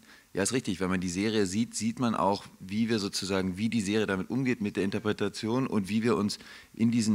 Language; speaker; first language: German; native; German